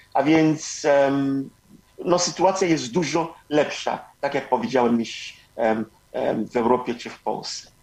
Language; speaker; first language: Polish; non-native, fluent; Igbo